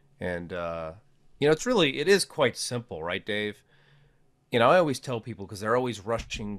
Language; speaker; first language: English; native; English